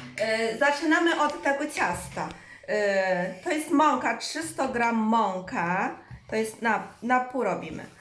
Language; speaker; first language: Polish; non-native, learner; Chinese